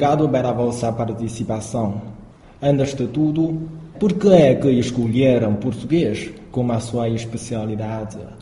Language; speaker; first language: Portuguese; non-native, fluent; Chinese